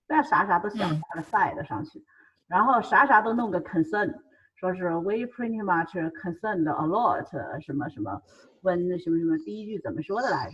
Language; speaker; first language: Chinese; native; Chinese